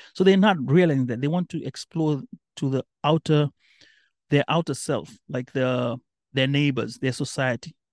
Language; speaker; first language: English; non-native, local second language; Giryama